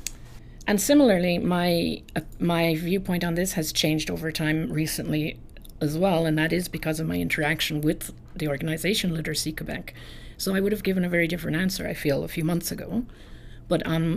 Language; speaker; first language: English; native; English